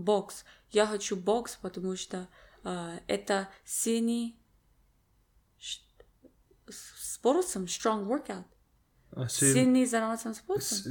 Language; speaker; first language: Russian; non-native, learner; English